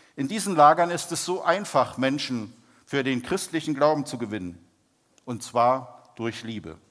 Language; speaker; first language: German; native; German